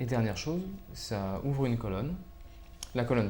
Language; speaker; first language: French; native; French